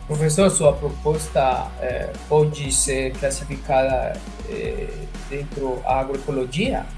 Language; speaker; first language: Portuguese; non-native, fluent; Spanish